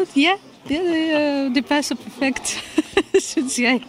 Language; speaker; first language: Danish; non-native, fluent; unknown